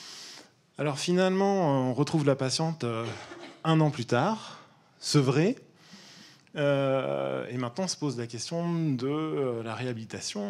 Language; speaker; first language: French; native; French